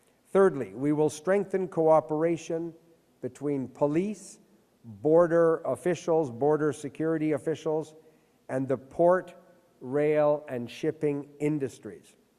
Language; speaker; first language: English; early bilingual, other home language; French